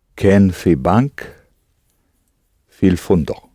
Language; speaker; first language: Arabic; non-native, learner; English